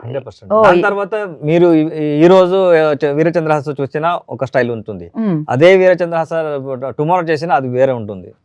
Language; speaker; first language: Telugu; non-native, learner; Kannada